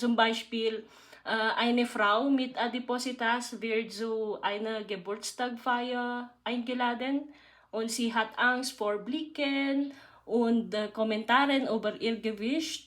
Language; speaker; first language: German; non-native, learner; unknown